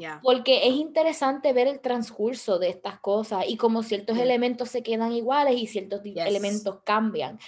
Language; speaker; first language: Spanish; early bilingual, heritage; Spanish